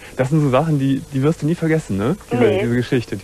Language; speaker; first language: German; native; German